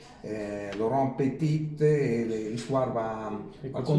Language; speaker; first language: French; non-native, learner; Italian